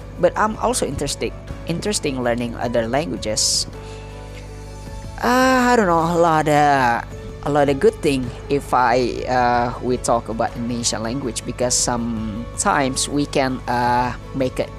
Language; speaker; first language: English; non-native, learner; Indonesian